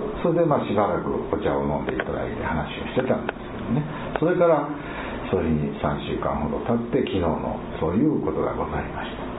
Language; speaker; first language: Japanese; native; Japanese